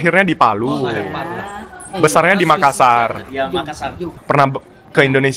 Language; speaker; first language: Indonesian; native; Indonesian